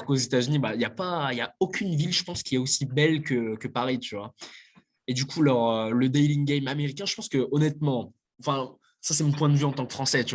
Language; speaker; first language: French; native; French